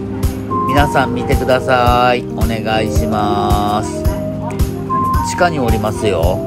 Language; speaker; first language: Japanese; native; Japanese